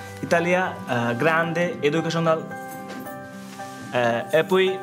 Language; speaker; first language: Italian; non-native, learner; Bangla